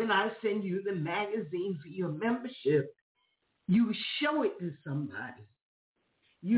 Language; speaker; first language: English; native; English